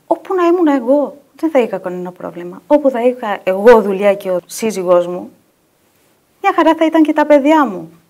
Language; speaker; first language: Greek; non-native, fluent; Albanian